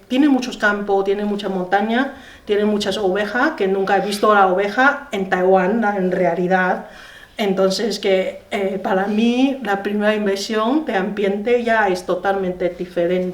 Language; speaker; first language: Spanish; non-native, learner; Chinese